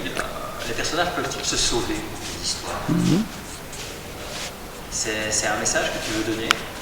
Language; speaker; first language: French; native; French